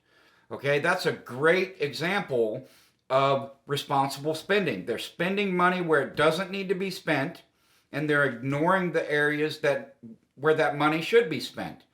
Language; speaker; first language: English; native; English